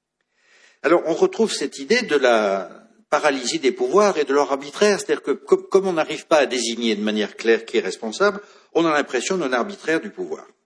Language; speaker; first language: French; native; French